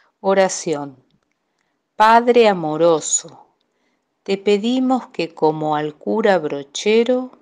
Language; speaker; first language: Spanish; native; Spanish